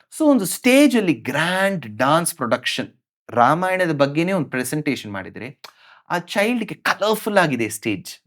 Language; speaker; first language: Kannada; non-native, local second language; Tamil